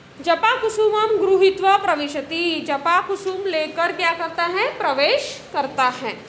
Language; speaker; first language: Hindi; non-native, local second language; Marathi